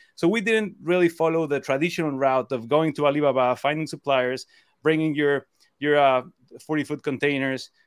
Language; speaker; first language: English; non-native, fluent; Spanish